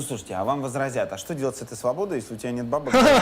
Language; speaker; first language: Russian; native; Russian